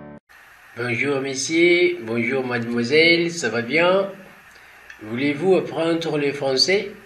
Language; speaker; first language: French; non-native, fluent; Portuguese